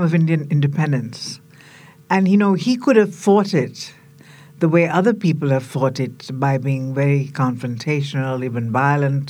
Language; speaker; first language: English; non-native, local second language; Tamil